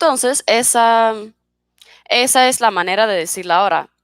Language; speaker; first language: Spanish; non-native, fluent; Swedish